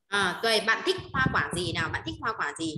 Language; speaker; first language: Vietnamese; native; Vietnamese